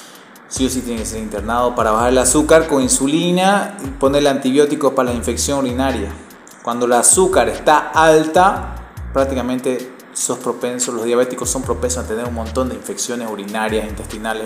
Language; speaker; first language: Spanish; native; Spanish